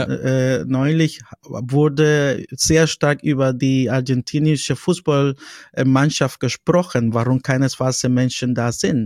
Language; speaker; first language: German; non-native, fluent; Spanish